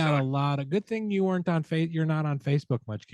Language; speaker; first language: English; native; English